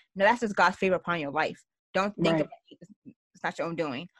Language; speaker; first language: English; early bilingual, other home language; Yoruba